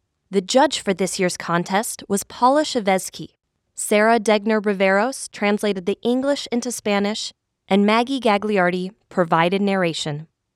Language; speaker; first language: English; native; English